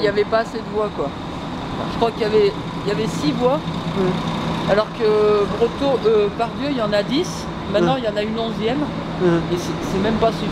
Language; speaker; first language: French; native; French